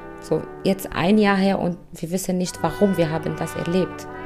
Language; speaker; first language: German; non-native, fluent; Arabic